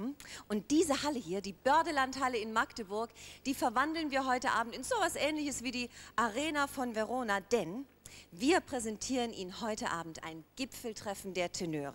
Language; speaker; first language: German; native; German